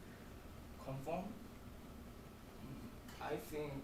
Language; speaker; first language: English; non-native, learner; Korean